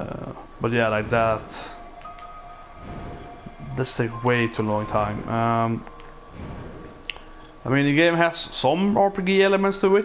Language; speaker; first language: English; non-native, fluent; Swedish